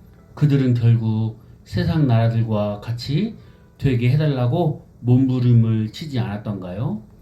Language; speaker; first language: Korean; native; Korean